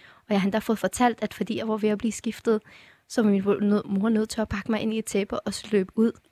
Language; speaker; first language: Danish; early bilingual, other home language; Persian